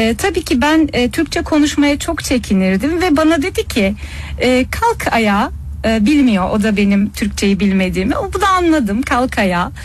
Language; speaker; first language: Turkish; early bilingual, heritage; Turkish